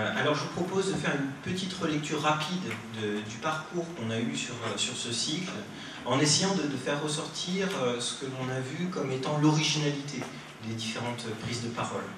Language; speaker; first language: French; native; French